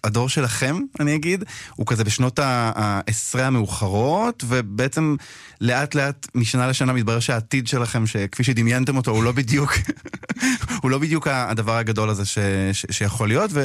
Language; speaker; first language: Hebrew; native; Hebrew